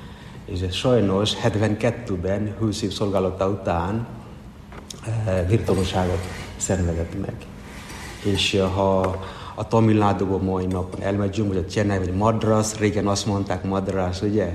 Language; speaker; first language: Hungarian; non-native, fluent; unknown